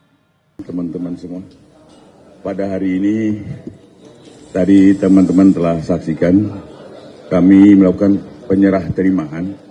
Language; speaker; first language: Indonesian; native; Indonesian